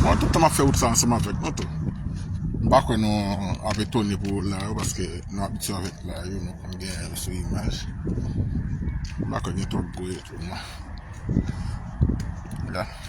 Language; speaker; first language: French; non-native, learner; Haitian Creole